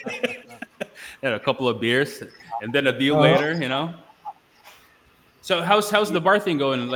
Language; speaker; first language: English; non-native, local second language; Pampanga